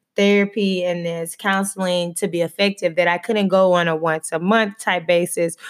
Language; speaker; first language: English; native; English